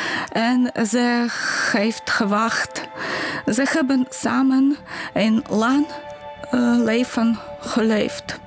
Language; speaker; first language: Dutch; non-native, learner; Ukrainian